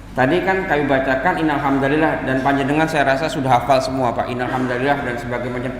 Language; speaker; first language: Indonesian; native; Indonesian